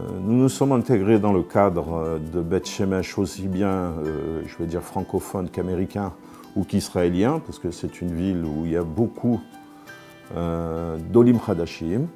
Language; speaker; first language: French; native; French